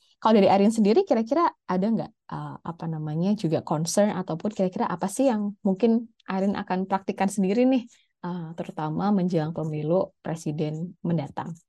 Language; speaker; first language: Indonesian; native; Indonesian